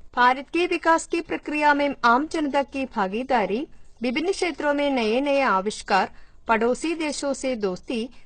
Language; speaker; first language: Hindi; non-native, local second language; Malayalam